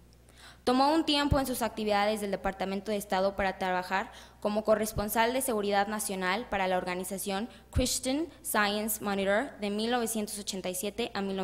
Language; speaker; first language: Spanish; native; Spanish